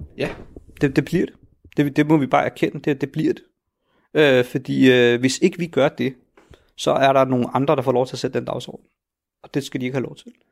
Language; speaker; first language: Danish; early bilingual, other home language; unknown